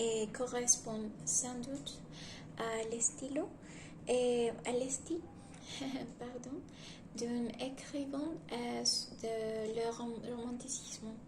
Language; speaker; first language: French; non-native, learner; Spanish